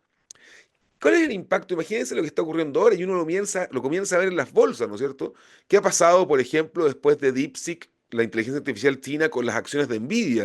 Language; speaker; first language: Spanish; native; Spanish